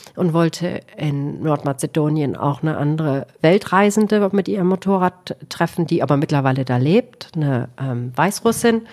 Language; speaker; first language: German; native; German